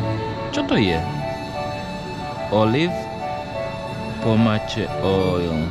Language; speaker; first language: Slovak; non-native, learner; English